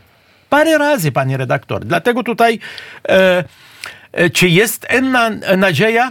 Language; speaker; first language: Polish; non-native, fluent; Arabic